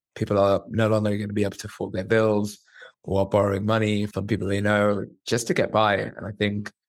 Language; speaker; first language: English; native; English